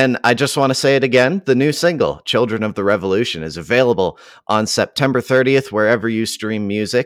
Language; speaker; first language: English; native; English